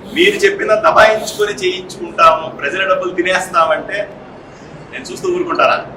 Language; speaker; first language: Telugu; native; Telugu